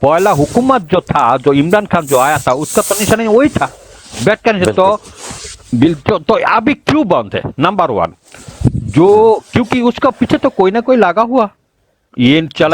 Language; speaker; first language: Hindi; non-native, learner; Bangla